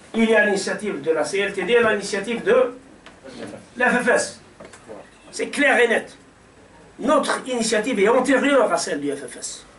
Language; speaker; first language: French; non-native, local second language; Arabic